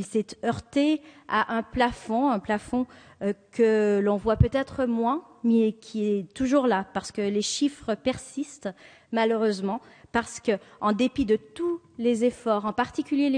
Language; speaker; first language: French; native; French